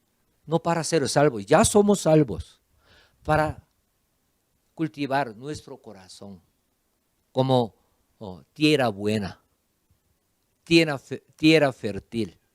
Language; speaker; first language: Spanish; non-native, fluent; Korean